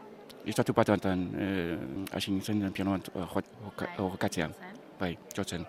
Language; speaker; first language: Basque; non-native, learner; English